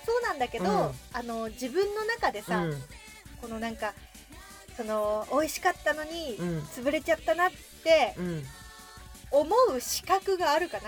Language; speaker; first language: Japanese; native; Japanese